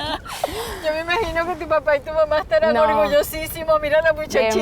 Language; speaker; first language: Spanish; native; Spanish